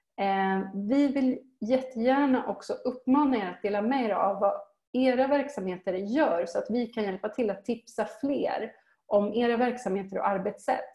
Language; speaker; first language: Swedish; native; Swedish